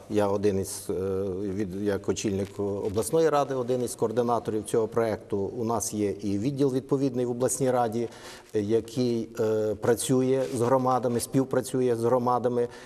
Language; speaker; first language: Ukrainian; native; Ukrainian